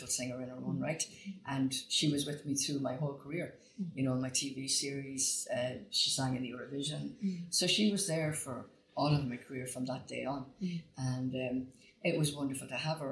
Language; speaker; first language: English; native; English